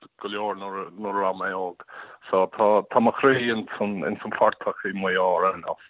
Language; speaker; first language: Irish; non-native, learner; English